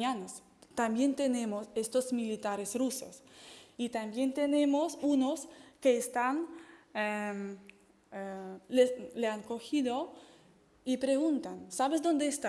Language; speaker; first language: Spanish; non-native, fluent; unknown